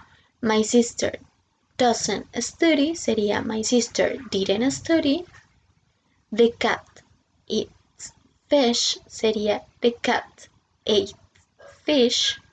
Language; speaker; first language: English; non-native, fluent; Spanish